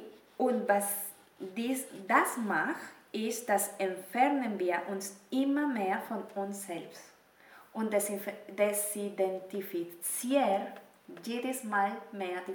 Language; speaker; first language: German; non-native, fluent; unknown